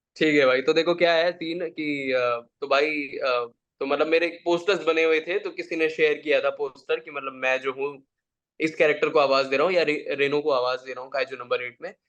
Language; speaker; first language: Hindi; native; Hindi